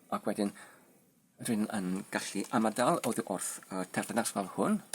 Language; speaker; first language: Welsh; non-native, learner; Polish